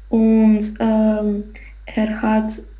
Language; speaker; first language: German; non-native, learner; Russian